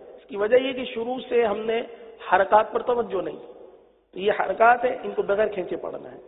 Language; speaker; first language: Urdu; native; Urdu